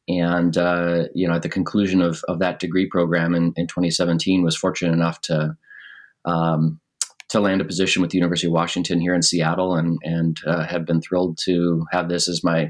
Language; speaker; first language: English; native; English